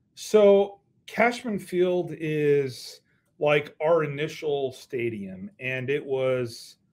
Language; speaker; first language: English; native; English